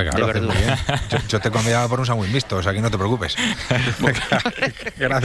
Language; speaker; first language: Spanish; native; Spanish